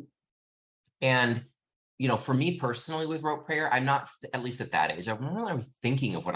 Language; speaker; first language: English; native; English